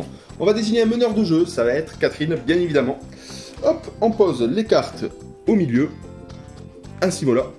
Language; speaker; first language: French; native; French